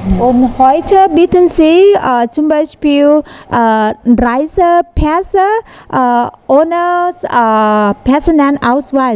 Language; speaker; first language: German; non-native, learner; Thai